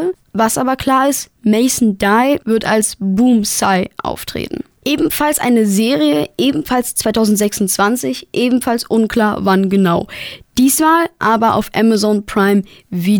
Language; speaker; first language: German; native; German